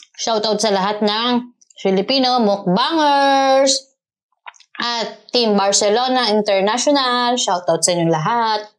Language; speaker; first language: Filipino; native; Filipino